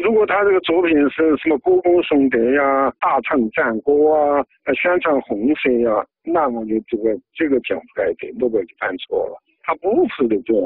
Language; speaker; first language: Chinese; native; Chinese